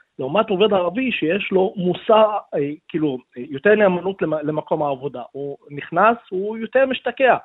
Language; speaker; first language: Hebrew; non-native, local second language; Arabic